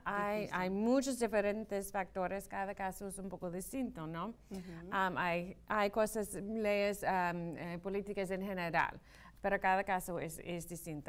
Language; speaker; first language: Spanish; non-native, fluent; English